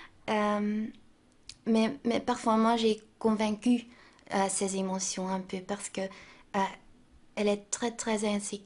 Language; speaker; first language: French; non-native, local second language; Dutch